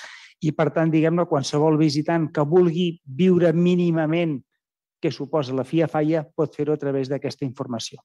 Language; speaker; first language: Catalan; native; Catalan